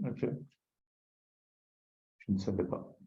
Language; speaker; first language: French; native; French